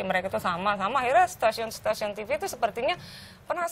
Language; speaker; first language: Indonesian; native; Indonesian